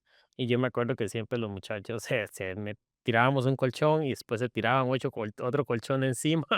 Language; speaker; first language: Spanish; native; Spanish